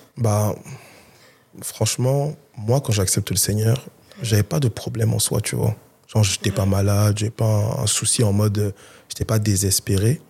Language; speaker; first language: French; early bilingual, other home language; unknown